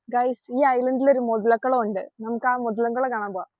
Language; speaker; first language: Malayalam; native; Malayalam